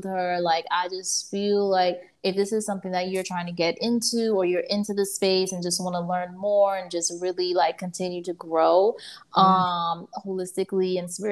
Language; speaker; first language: English; native; English